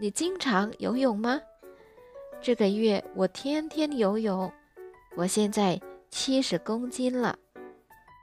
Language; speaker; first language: Chinese; non-native, fluent; Indonesian